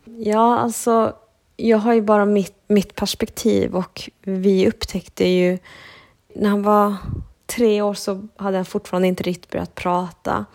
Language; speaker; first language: Swedish; early bilingual, other home language; Spanish